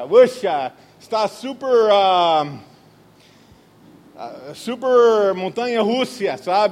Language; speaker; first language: Portuguese; non-native, fluent; English